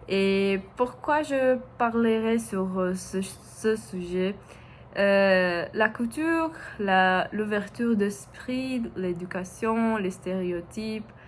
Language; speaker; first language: French; non-native, learner; Portuguese